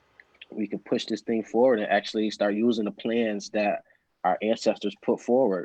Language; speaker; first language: English; native; English